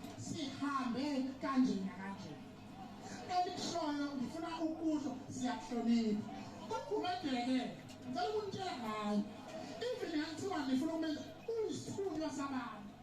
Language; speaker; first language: Zulu; native; Zulu